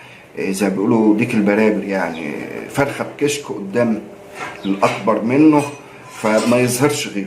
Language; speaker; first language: Arabic; native; Arabic